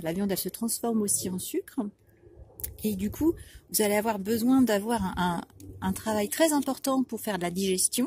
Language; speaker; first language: French; native; French